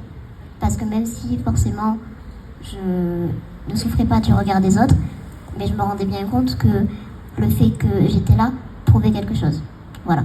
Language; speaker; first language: French; native; French